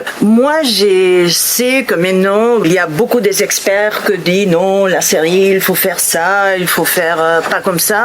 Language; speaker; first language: French; non-native, fluent; Spanish